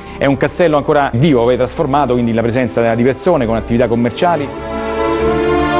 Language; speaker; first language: Italian; native; Italian